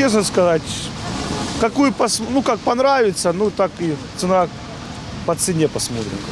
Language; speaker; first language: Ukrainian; non-native, local second language; Russian